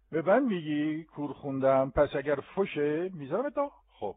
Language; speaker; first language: Persian; non-native, fluent; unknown